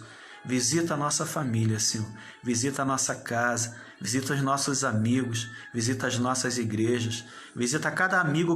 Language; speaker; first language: Portuguese; native; Portuguese